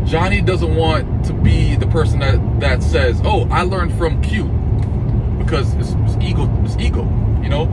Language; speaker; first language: English; native; English